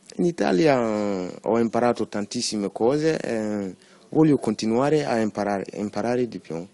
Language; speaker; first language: Italian; non-native, learner; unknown